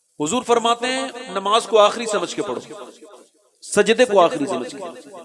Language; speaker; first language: Urdu; native; Urdu